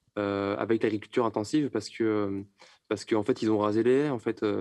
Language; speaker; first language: French; native; French